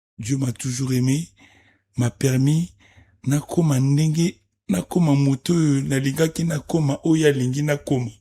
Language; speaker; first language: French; non-native, local second language; Lingala